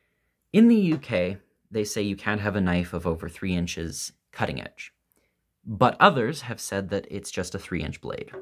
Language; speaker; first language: English; native; English